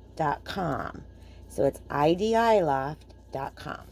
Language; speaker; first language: English; native; English